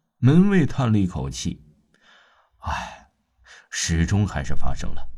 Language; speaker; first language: Chinese; non-native, local second language; Cantonese